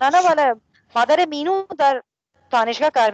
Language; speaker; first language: Persian; non-native, learner; Urdu